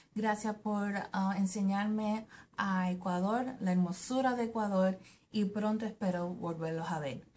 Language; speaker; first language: Spanish; early bilingual, heritage; Spanish